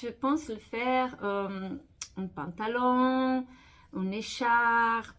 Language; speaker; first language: French; non-native, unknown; Portuguese